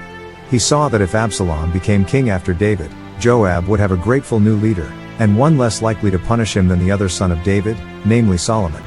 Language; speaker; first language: English; native; English